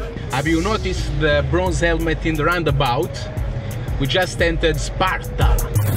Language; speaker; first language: English; non-native, fluent; Italian